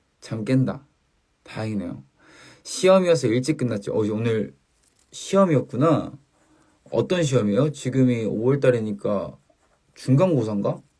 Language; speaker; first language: Korean; native; Korean